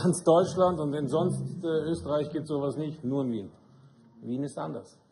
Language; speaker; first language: German; native; German